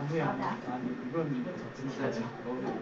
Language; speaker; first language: Korean; native; Korean